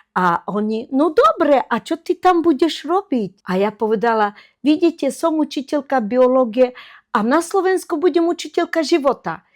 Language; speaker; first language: Slovak; non-native, fluent; Russian